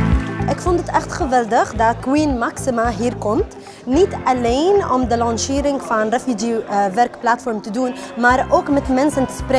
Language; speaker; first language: Dutch; non-native, fluent; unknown